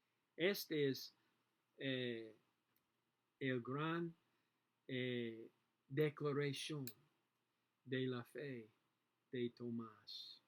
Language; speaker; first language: Spanish; non-native, learner; English